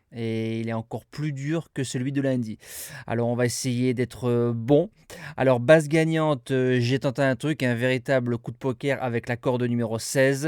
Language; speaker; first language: French; native; French